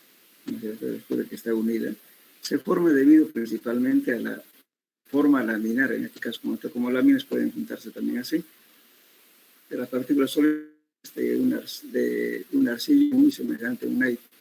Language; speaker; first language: Spanish; native; Spanish